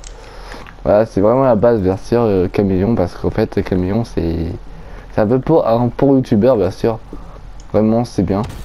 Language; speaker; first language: French; native; French